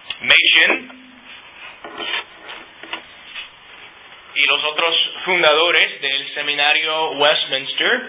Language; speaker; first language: Spanish; non-native, fluent; English